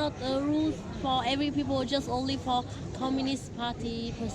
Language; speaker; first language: English; non-native, learner; Vietnamese